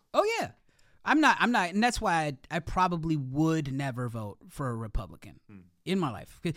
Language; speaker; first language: English; native; English